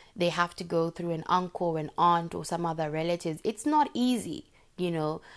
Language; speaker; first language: English; non-native, local second language; Shona